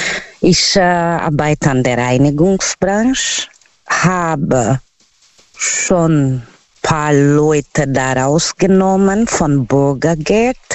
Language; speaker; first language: German; non-native, learner; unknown